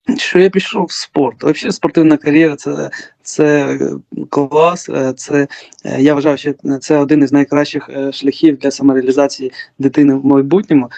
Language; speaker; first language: Ukrainian; early bilingual, other home language; Georgian